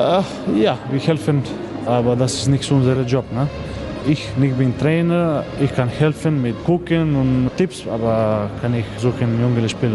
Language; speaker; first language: German; non-native, learner; Macedonian